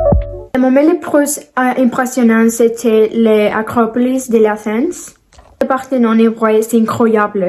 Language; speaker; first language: French; non-native, learner; Spanish